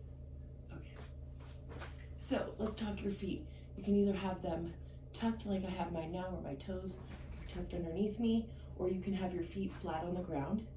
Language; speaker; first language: English; native; English